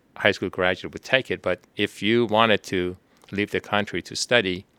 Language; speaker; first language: English; non-native, fluent; Persian